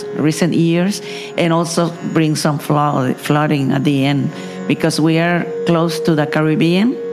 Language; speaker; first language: English; non-native, fluent; Spanish